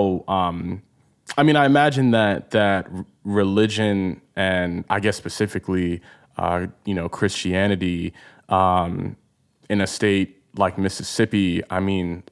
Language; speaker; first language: English; early bilingual, other home language; Igbo